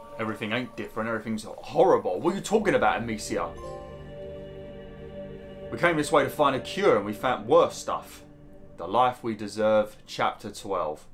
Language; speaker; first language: English; native; English